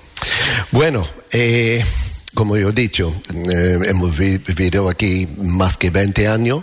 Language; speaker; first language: Spanish; non-native, learner; English